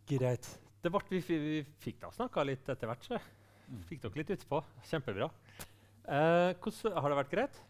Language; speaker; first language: Norwegian; native; Norwegian